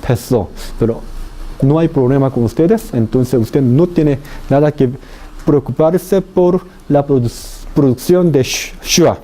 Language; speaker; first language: Spanish; non-native, fluent; Korean